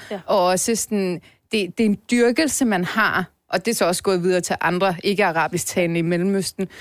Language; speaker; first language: Danish; early bilingual, other home language; Turkish